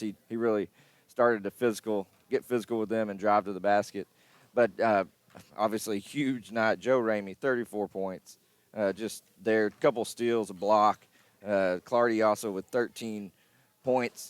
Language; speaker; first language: English; native; English